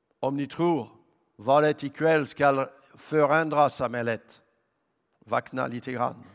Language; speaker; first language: Swedish; non-native, learner; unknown